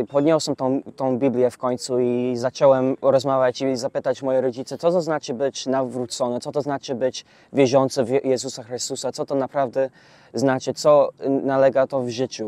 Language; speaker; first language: Polish; early bilingual, heritage; English